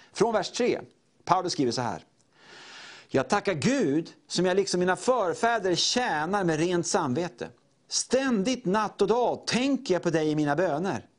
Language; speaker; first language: Swedish; native; Swedish